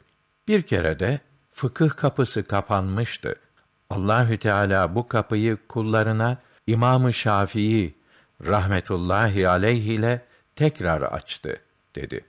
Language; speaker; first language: Turkish; native; Turkish